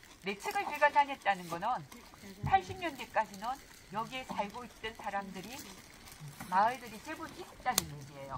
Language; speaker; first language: Korean; native; Korean